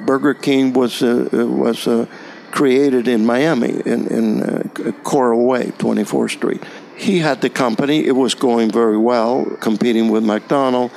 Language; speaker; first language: English; non-native, fluent; Spanish